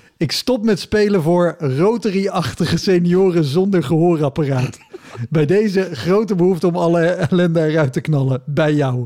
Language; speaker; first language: Dutch; native; Dutch